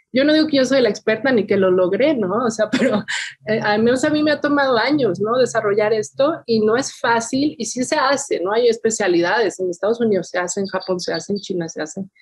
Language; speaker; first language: Spanish; native; Spanish